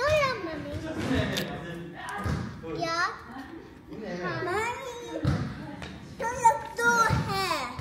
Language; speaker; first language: Swedish; early bilingual, other home language; Mongolian